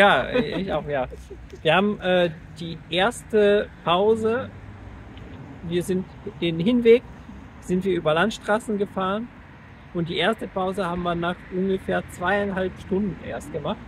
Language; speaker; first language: German; native; German